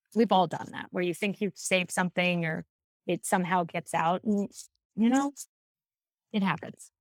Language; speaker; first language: English; native; English